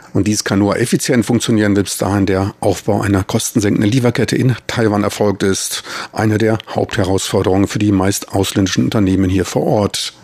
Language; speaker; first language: German; native; German